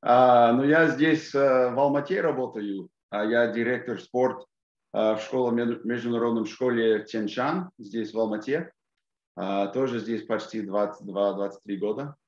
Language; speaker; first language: Russian; non-native, fluent; English